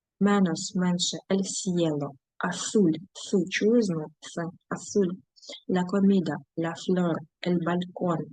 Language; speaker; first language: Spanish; non-native, fluent; Ukrainian